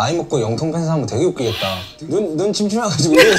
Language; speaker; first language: Korean; native; Korean